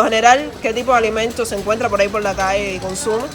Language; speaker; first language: Spanish; native; Spanish